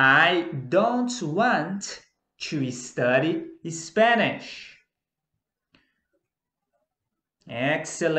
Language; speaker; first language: English; non-native, fluent; Portuguese